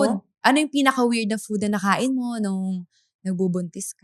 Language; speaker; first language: Filipino; native; Filipino